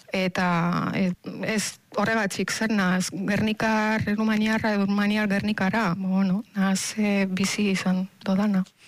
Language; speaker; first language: Basque; non-native, fluent; Romanian